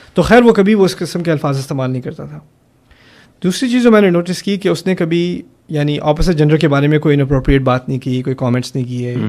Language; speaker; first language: Urdu; early bilingual, heritage; German